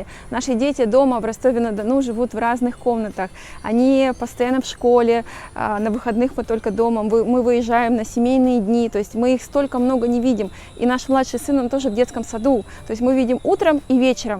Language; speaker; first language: Russian; native; Russian